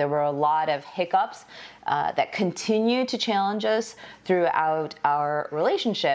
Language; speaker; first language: English; early bilingual, other home language; Korean